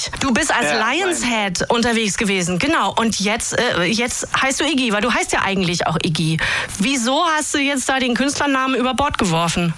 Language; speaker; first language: German; native; German